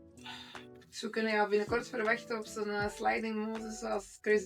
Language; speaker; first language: Dutch; native; Dutch